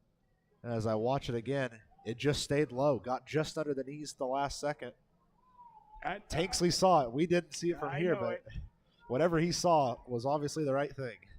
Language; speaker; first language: English; native; English